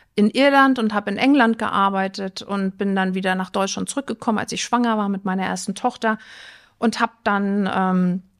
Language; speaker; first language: German; native; German